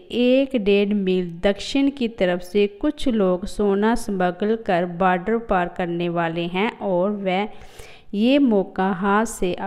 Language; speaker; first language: Hindi; non-native, local second language; Punjabi